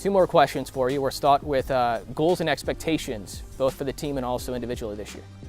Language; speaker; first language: English; native; English